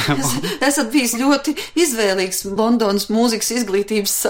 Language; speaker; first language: Latvian; native; Latvian